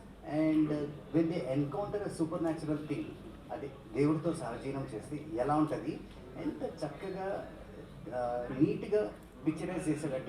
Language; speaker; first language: Telugu; native; Telugu